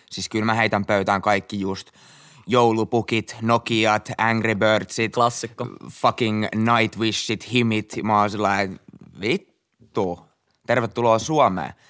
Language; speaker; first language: Finnish; native; Finnish